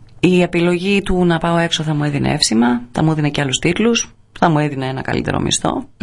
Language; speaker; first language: Greek; early bilingual, other home language; English